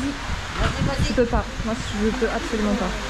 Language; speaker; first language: French; native; French